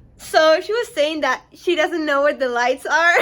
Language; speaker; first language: English; non-native, fluent; Spanish